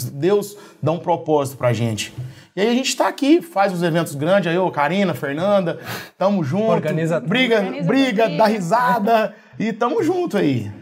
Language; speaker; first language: Portuguese; native; Portuguese